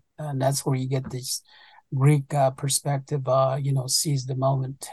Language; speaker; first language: English; early bilingual, other home language; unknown